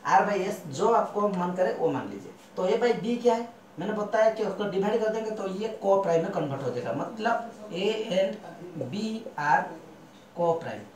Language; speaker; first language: Hindi; non-native, local second language; Bangla